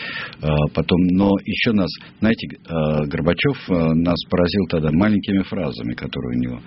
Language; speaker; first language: Russian; native; Russian